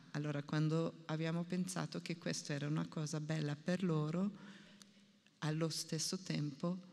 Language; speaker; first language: Italian; non-native, fluent; Portuguese